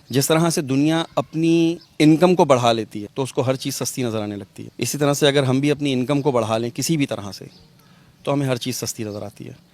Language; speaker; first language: Urdu; non-native, local second language; Punjabi